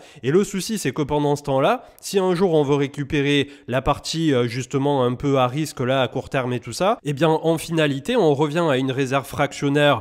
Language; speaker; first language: French; native; French